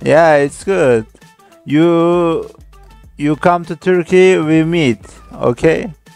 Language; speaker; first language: English; non-native, learner; Turkish